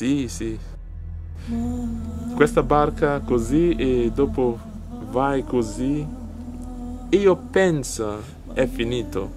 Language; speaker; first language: Italian; non-native, learner; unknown